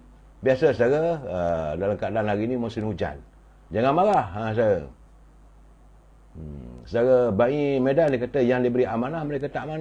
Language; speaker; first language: Malay; native; Malay